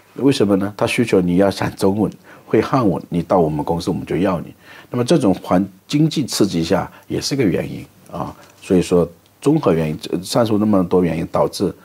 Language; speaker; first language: Chinese; native; Chinese